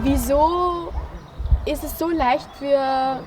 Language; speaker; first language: German; non-native, fluent; Albanian